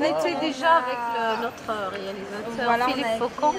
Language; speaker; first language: French; non-native, local second language; Arabic